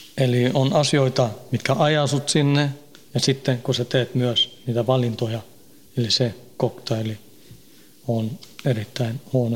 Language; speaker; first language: Finnish; early bilingual, heritage; Finnish